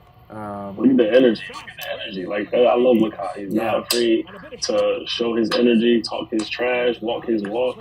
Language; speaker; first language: English; native; English